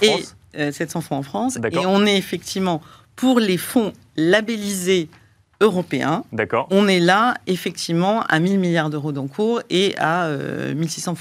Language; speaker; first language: French; native; French